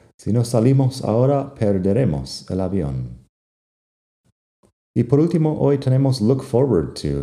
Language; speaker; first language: Spanish; non-native, fluent; English